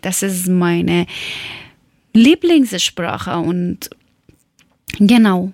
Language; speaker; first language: German; non-native, learner; Persian